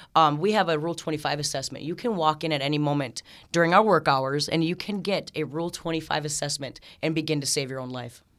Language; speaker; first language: English; native; English